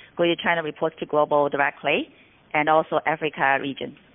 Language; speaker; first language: English; non-native, fluent; Chinese